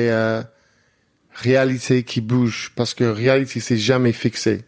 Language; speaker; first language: French; non-native, learner; English